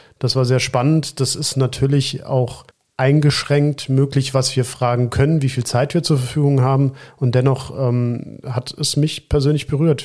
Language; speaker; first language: German; native; German